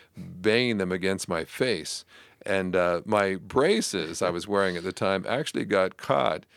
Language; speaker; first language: English; native; English